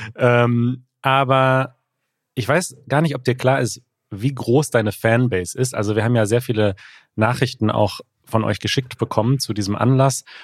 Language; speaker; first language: German; native; German